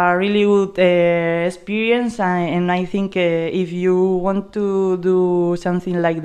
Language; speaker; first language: English; non-native, learner; Spanish